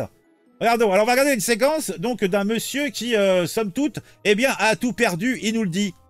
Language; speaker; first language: French; native; French